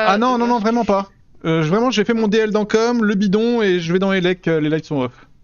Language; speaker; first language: French; native; French